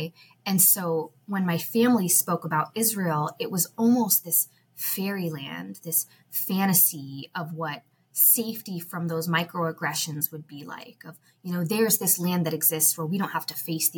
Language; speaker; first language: English; native; English